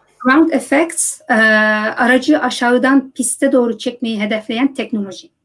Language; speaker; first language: Turkish; early bilingual, heritage; Turkish